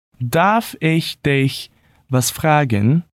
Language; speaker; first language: German; non-native, fluent; Portuguese